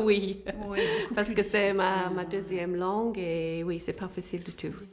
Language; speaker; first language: French; non-native, learner; English